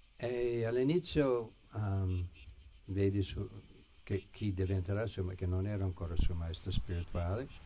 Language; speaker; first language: Italian; non-native, fluent; English